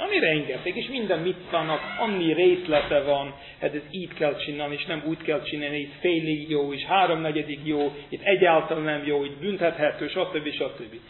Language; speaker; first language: Hungarian; non-native, fluent; English